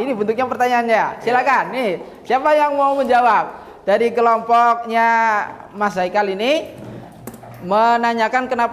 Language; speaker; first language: Indonesian; native; Indonesian